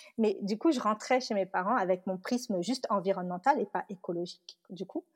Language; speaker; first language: French; early bilingual, other home language; Tamil